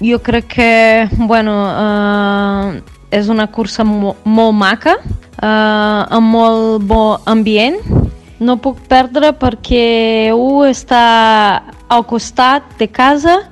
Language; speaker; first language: Catalan; non-native, fluent; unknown